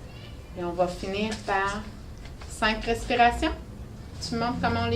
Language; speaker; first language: French; native; French